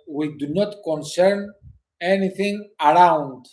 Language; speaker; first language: English; non-native, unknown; Greek